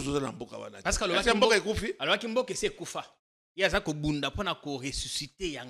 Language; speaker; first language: French; non-native, local second language; Lingala